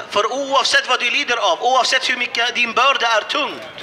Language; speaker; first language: Swedish; non-native, fluent; Arabic